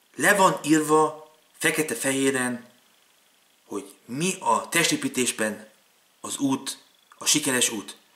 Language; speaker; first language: Hungarian; early bilingual, other home language; German